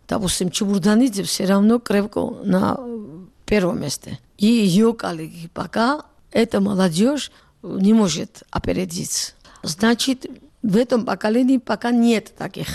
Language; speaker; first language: Russian; non-native, local second language; Georgian